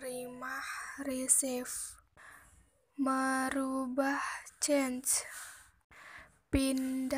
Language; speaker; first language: Indonesian; native; Indonesian